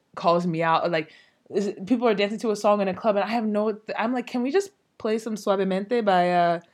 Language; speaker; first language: English; early bilingual, other home language; Yoruba